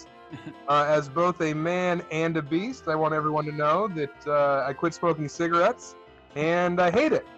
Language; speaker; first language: English; native; English